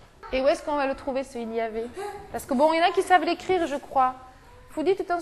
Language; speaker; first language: French; native; French